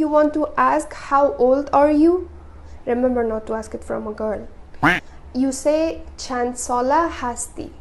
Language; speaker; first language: English; non-native, fluent; Persian